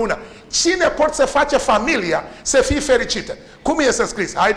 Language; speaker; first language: Romanian; non-native, learner; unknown